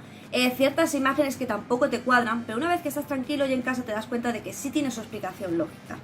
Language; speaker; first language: Spanish; native; Spanish